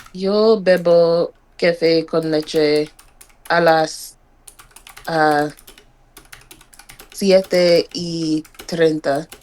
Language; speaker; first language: Spanish; non-native, learner; English